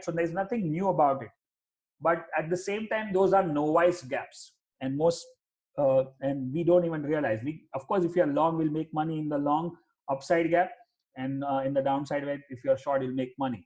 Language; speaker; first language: English; non-native, local second language; Hindi